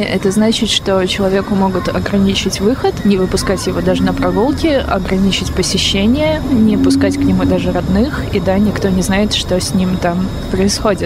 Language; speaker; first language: Russian; native; Russian